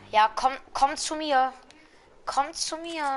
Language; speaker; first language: German; native; German